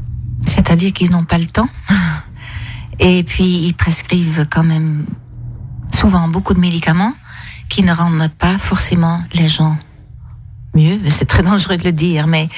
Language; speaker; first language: French; non-native, fluent; Dutch